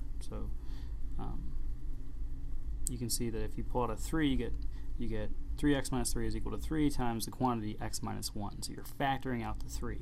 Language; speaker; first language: English; native; English